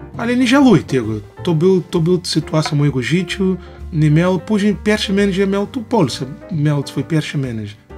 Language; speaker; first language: Polish; non-native, learner; Portuguese